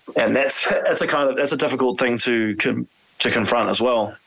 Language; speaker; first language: English; native; English